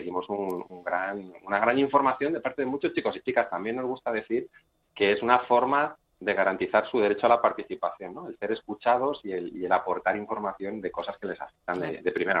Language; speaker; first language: Spanish; native; Spanish